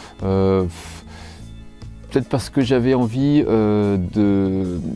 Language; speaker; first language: French; native; French